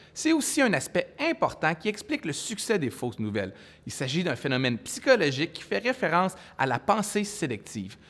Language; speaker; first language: French; native; French